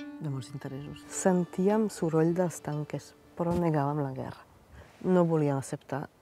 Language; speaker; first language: Catalan; non-native, fluent; Bosnian